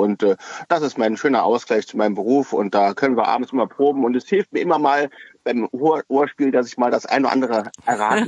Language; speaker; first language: German; native; German